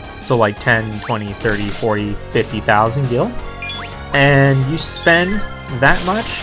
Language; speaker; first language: English; native; English